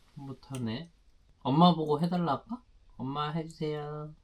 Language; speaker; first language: Korean; native; Korean